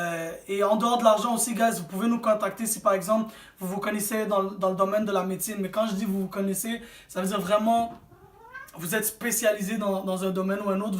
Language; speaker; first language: French; native; French